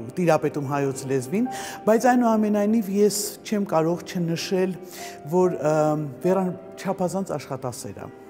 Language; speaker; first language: Armenian; native; Armenian